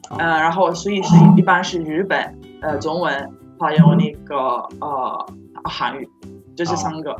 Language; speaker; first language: Chinese; non-native, fluent; Italian